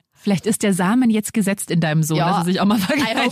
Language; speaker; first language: German; native; German